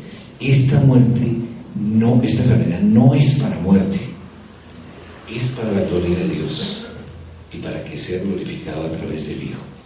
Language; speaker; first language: Spanish; native; Spanish